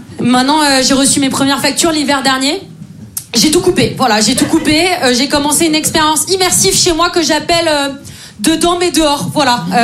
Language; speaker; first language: French; native; French